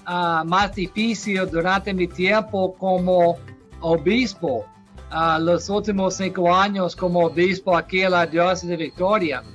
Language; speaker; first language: Spanish; non-native, fluent; English